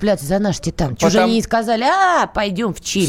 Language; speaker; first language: Russian; native; Russian